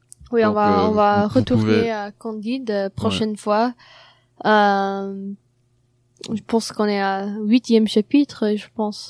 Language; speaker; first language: French; non-native, fluent; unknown